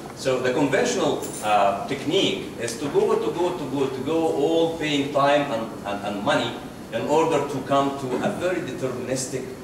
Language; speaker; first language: English; non-native, fluent; Arabic